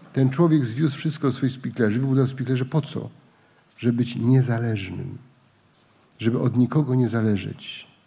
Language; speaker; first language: Polish; native; Polish